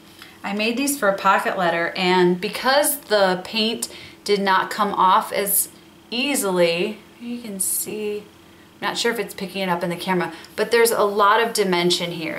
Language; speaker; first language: English; native; English